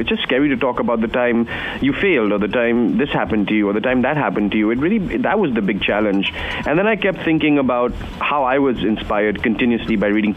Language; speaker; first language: English; non-native, local second language; Hindi